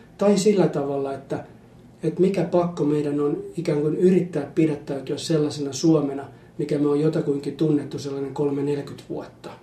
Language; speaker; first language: Finnish; native; Finnish